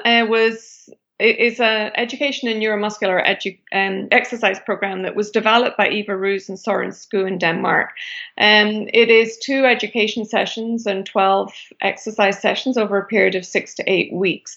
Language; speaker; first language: English; native; English